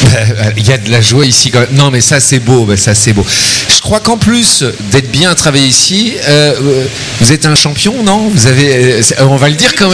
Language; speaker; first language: French; native; French